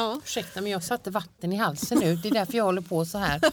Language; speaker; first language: Swedish; native; Swedish